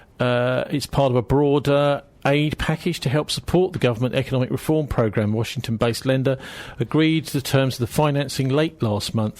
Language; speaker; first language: English; native; English